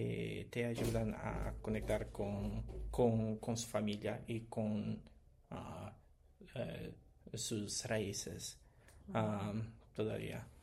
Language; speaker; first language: Spanish; non-native, learner; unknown